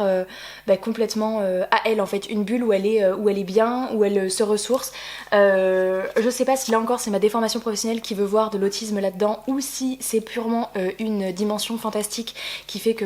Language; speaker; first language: French; native; French